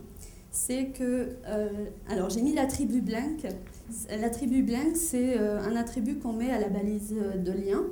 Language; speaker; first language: French; native; French